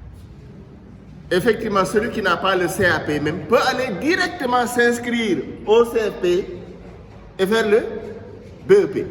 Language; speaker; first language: French; non-native, local second language; Wolof